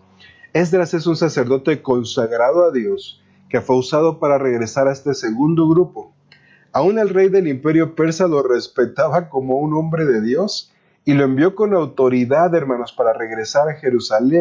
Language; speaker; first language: Spanish; native; Spanish